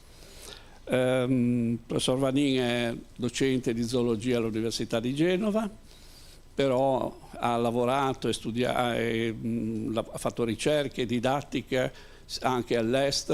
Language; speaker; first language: Italian; native; Italian